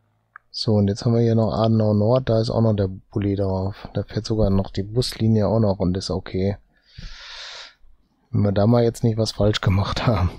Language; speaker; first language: German; native; German